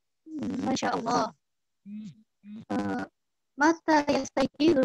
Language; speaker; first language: Arabic; non-native, learner; Indonesian